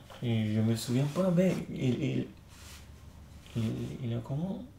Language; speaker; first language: French; non-native, learner; Turkish